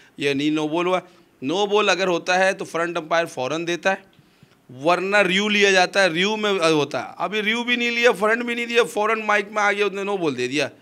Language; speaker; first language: Urdu; non-native, local second language; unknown